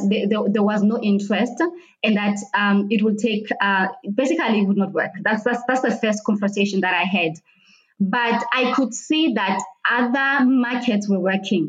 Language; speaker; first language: English; non-native, local second language; Xhosa